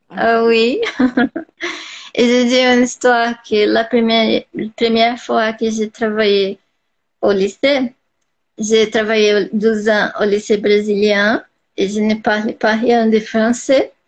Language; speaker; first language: French; non-native, learner; Portuguese